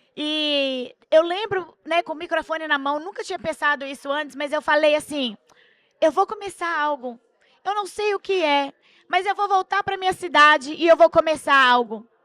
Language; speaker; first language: Portuguese; early bilingual, heritage; Portuguese